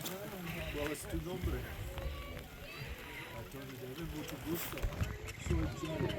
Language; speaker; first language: Spanish; non-native, learner; English